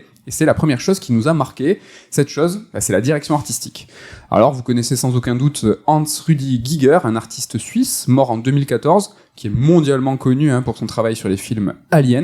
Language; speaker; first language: French; native; French